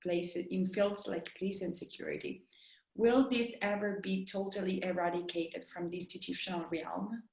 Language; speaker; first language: English; non-native, fluent; Italian